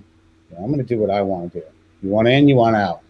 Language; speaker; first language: English; native; English